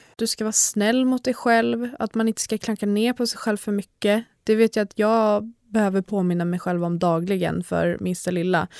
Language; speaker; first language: Swedish; native; Swedish